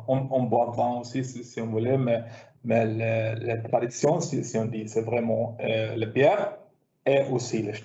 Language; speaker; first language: French; non-native, learner; Swedish